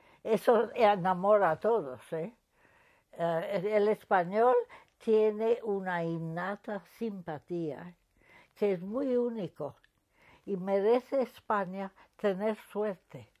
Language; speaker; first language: Spanish; non-native, fluent; English